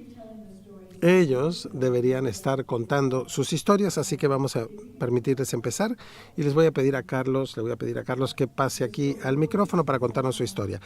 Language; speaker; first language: Spanish; native; Spanish